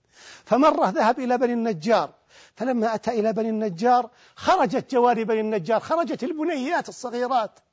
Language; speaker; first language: Arabic; native; Arabic